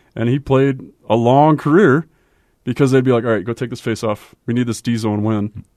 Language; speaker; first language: English; native; English